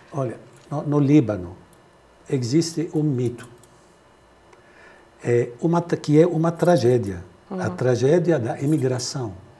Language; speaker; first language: Portuguese; non-native, fluent; Arabic